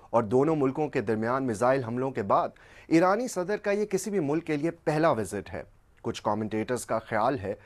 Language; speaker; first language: Urdu; native; Urdu